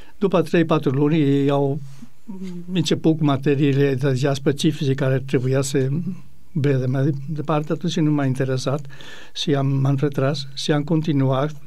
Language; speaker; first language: Romanian; non-native, fluent; Spanish